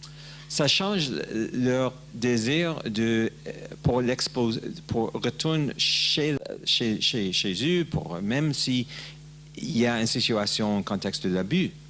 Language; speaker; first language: French; non-native, learner; English